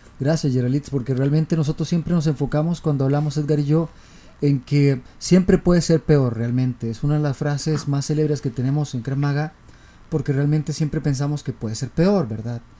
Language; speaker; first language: Spanish; native; Spanish